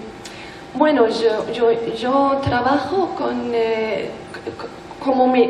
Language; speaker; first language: Spanish; non-native, learner; German